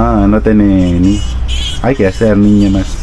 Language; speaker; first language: Spanish; non-native, learner; Filipino